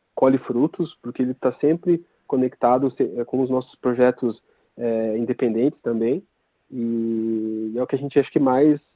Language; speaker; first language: Portuguese; native; Portuguese